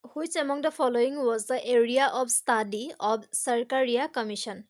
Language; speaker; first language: English; non-native, local second language; Assamese